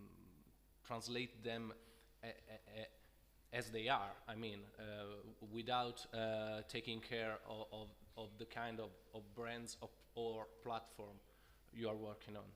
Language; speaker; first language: English; non-native, fluent; Italian